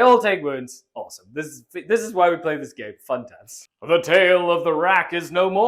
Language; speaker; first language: English; native; English